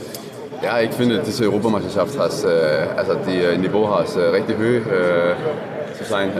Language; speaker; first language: German; non-native, fluent; Danish